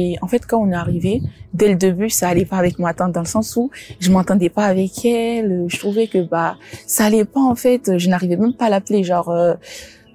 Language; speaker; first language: French; early bilingual, other home language; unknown